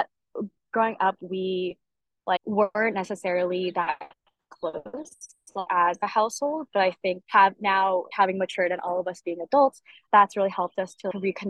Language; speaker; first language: English; native; English